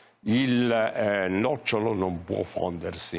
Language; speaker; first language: Italian; native; Italian